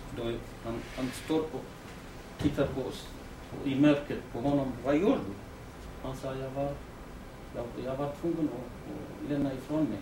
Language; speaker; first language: Swedish; non-native, fluent; Kurdish